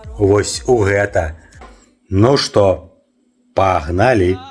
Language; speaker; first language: Belarusian; non-native, local second language; Russian